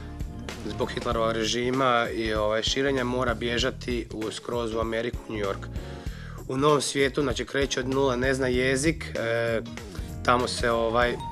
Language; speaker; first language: Croatian; native; Croatian